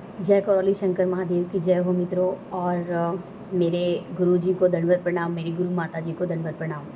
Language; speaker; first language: Hindi; non-native, local second language; Gujarati